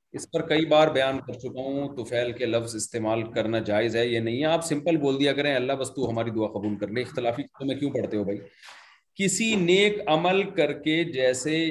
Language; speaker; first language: Urdu; native; Urdu